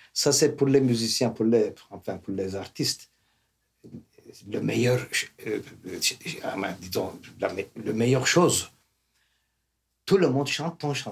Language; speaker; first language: French; non-native, fluent; Turkish